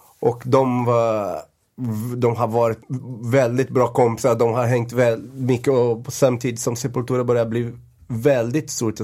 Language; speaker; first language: Swedish; non-native, fluent; Portuguese